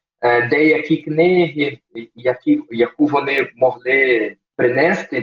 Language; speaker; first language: Ukrainian; early bilingual, heritage; Portuguese